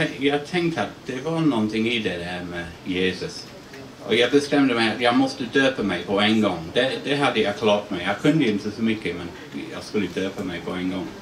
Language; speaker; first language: Swedish; non-native, fluent; English